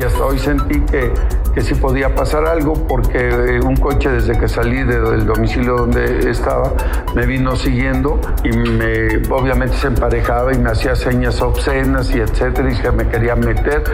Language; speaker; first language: Spanish; native; Spanish